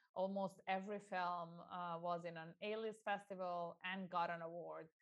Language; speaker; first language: English; non-native, fluent; Albanian